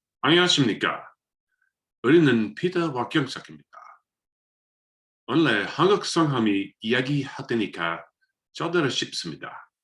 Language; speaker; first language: Korean; non-native, learner; English